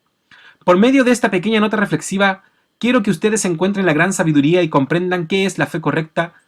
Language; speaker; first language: Spanish; native; Spanish